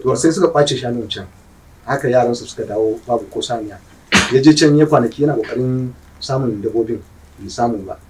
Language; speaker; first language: Hausa; non-native, local second language; Fula